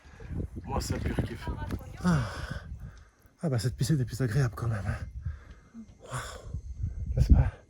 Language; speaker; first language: French; native; French